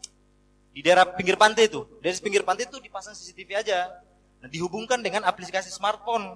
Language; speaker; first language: Indonesian; native; Indonesian